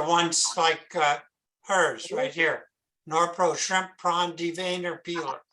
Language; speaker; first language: English; native; English